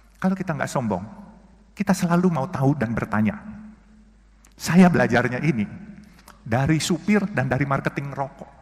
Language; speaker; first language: Indonesian; native; Indonesian